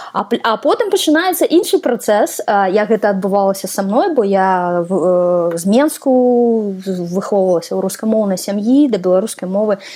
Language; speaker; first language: Belarusian; non-native, local second language; Russian